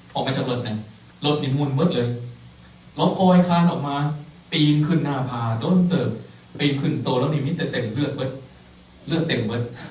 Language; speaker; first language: Thai; non-native, local second language; Lao